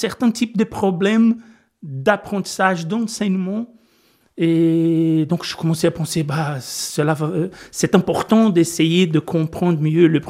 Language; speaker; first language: French; non-native, fluent; Portuguese